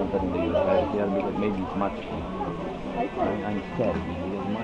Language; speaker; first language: English; non-native, learner; Romanian